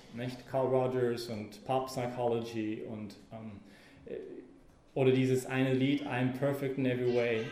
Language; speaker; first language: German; non-native, fluent; English